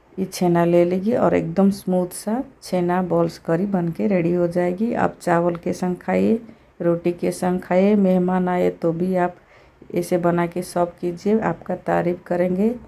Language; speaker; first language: Hindi; native; Hindi